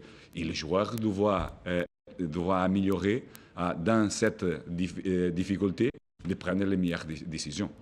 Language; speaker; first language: French; non-native, fluent; Portuguese